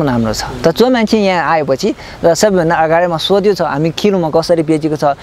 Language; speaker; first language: Nepali; non-native, learner; Chinese